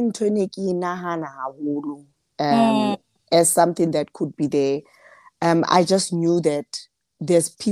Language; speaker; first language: English; non-native, local second language; Southern Sotho